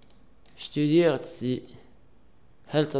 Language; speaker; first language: German; non-native, learner; Arabic